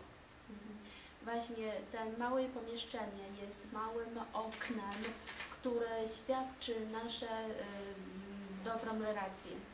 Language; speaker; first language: Polish; non-native, learner; Chinese